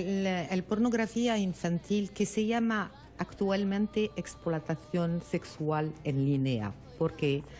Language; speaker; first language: Spanish; non-native, learner; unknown